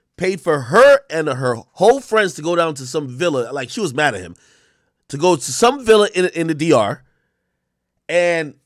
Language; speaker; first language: English; native; English